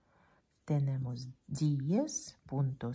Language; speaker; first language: Spanish; non-native, fluent; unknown